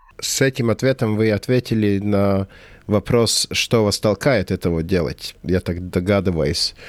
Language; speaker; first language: Russian; non-native, fluent; Latvian